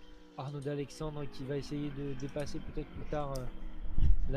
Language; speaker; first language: French; native; French